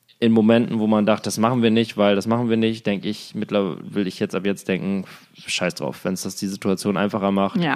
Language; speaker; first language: German; native; German